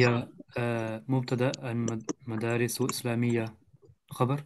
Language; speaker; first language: Arabic; non-native, learner; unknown